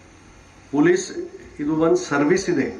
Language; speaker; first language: Kannada; non-native, fluent; Hindi